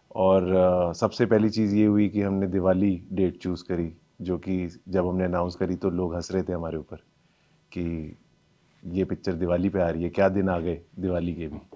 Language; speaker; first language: Hindi; native; Hindi